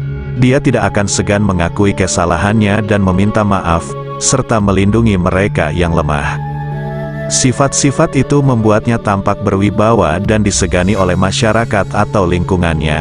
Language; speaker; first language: Indonesian; non-native, local second language; Javanese